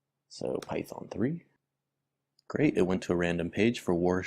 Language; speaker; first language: English; native; English